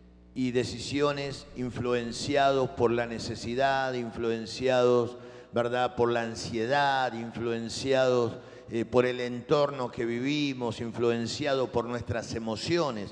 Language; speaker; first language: Spanish; native; Spanish